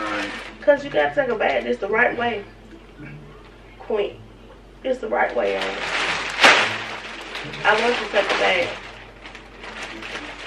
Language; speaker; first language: English; native; English